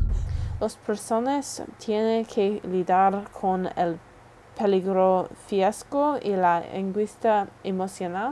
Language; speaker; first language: Spanish; non-native, learner; English